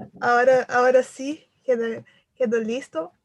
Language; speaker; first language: Spanish; non-native, learner; Portuguese